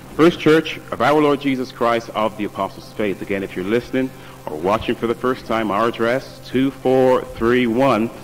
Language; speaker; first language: English; native; English